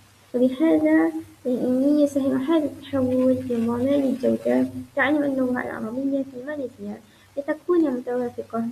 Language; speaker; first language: Arabic; non-native, learner; Malay